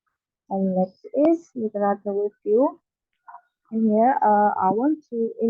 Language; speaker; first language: English; non-native, learner; Indonesian